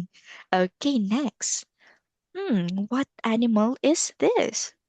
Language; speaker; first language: English; non-native, local second language; Filipino